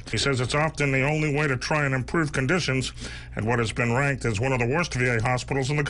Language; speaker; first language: English; native; English